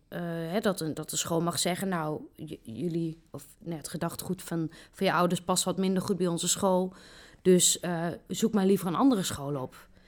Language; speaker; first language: Dutch; native; Dutch